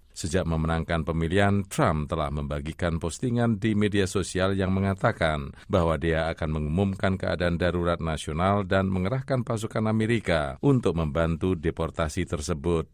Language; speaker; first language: Indonesian; native; Indonesian